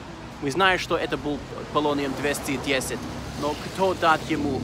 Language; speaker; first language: Russian; non-native, learner; English